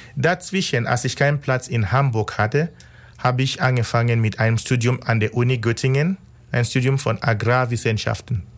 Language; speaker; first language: German; non-native, fluent; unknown